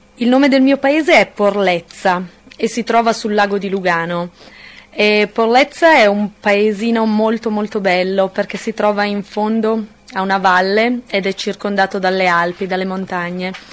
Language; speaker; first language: Italian; native; Italian